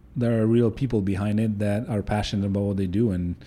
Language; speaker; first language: English; non-native, fluent; Polish